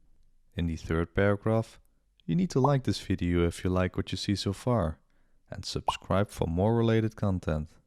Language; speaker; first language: English; non-native, fluent; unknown